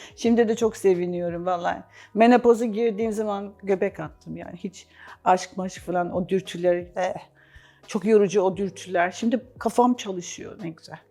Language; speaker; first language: Turkish; non-native, fluent; English